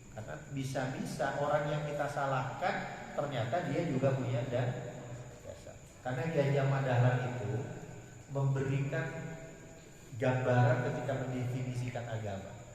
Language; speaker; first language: Indonesian; non-native, local second language; Madurese